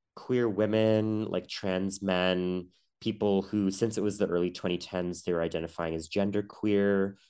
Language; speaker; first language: English; native; English